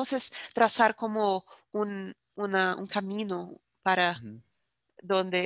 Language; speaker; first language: Spanish; non-native, fluent; Portuguese